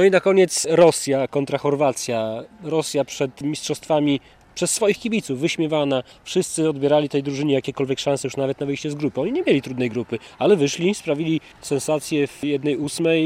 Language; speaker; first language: Polish; native; Polish